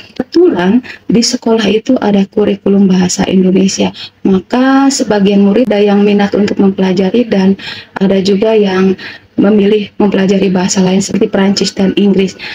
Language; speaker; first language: Indonesian; native; Indonesian